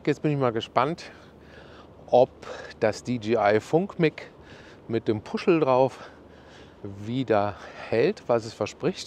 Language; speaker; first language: German; native; German